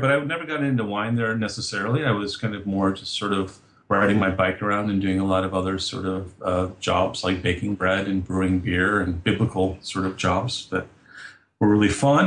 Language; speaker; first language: English; native; English